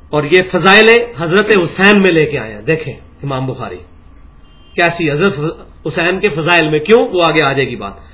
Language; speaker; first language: Urdu; non-native, local second language; Punjabi